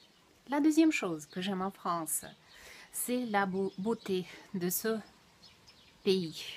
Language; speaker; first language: French; non-native, fluent; Russian